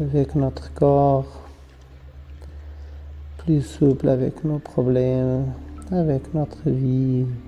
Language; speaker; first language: French; non-native, fluent; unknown